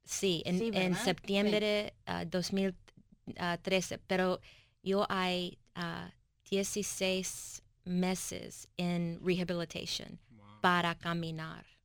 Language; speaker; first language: Spanish; early bilingual, heritage; English